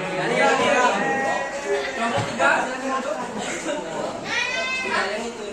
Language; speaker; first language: Indonesian; native; Indonesian